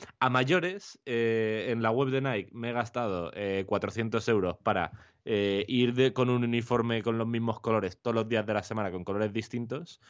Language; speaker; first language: Spanish; native; Spanish